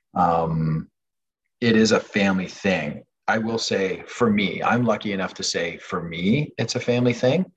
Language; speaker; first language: English; non-native, fluent; French